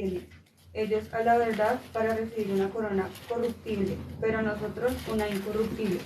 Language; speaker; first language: Spanish; native; Spanish